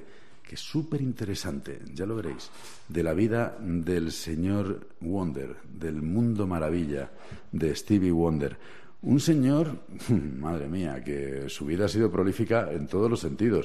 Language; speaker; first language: Spanish; native; Spanish